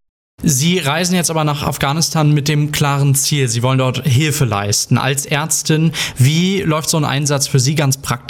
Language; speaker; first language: German; native; German